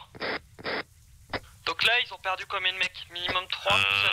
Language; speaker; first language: French; native; French